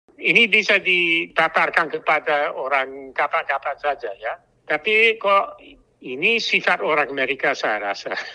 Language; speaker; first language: Indonesian; non-native, fluent; English